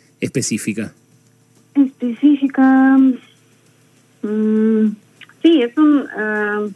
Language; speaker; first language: Spanish; non-native, learner; Russian